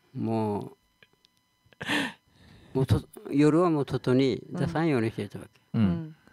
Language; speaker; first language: Japanese; native; Japanese